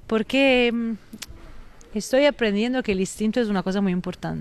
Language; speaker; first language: Spanish; non-native, fluent; Italian